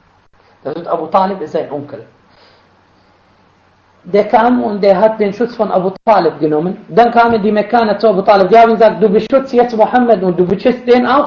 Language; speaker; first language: German; non-native, fluent; Arabic